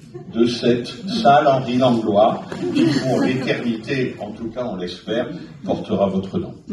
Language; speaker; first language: French; native; French